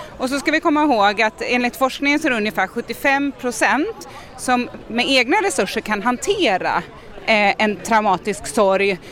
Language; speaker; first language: Swedish; native; Swedish